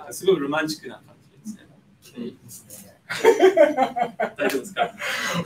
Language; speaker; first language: Japanese; non-native, fluent; English